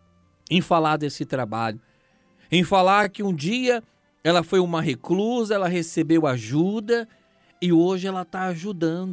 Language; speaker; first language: Portuguese; native; Portuguese